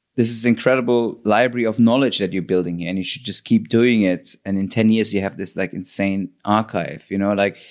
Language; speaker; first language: English; non-native, fluent; German